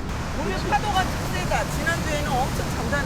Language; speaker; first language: Korean; native; Korean